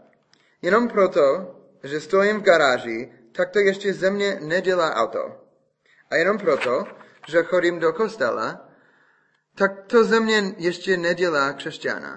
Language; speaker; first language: Czech; non-native, fluent; English